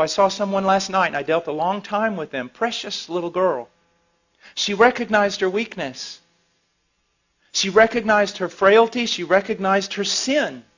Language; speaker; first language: English; native; English